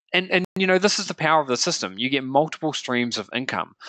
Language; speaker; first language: English; native; English